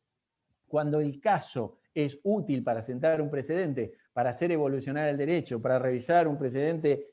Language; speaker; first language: Spanish; native; Spanish